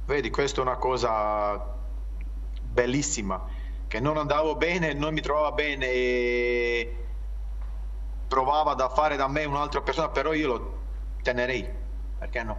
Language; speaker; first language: Italian; non-native, fluent; Croatian